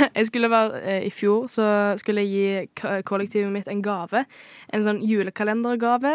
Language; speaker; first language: Norwegian; native; Norwegian